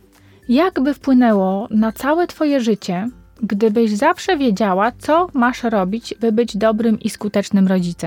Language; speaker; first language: Polish; native; Polish